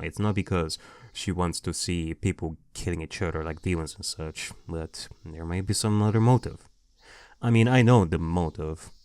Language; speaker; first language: English; native; English